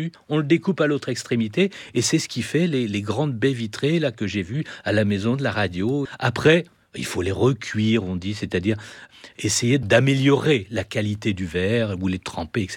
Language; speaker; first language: French; native; French